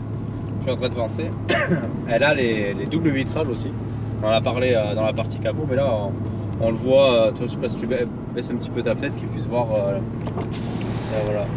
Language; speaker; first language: French; native; French